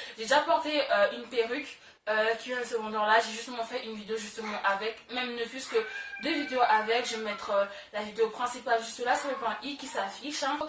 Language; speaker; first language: French; early bilingual, other home language; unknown